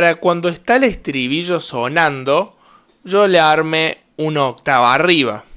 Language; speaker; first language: Spanish; native; Spanish